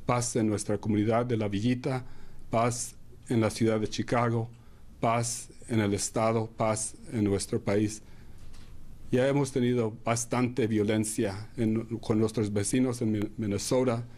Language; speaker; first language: Spanish; early bilingual, heritage; Spanish